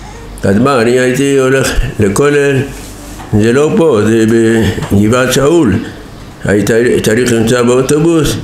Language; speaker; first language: Hebrew; non-native, fluent; Persian